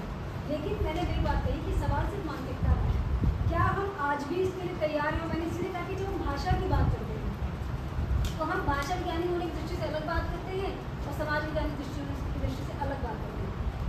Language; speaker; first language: Hindi; native; Hindi